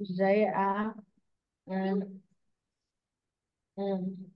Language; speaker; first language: English; non-native, learner; Vietnamese